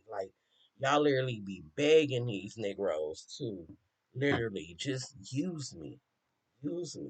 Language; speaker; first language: English; native; English